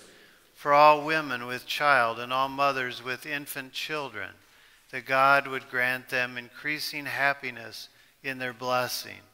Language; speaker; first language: English; native; English